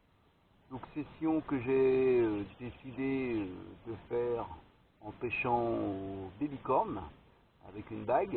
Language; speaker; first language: French; native; French